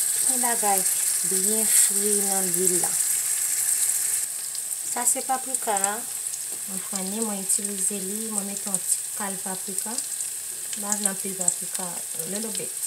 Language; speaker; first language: French; non-native, learner; Haitian Creole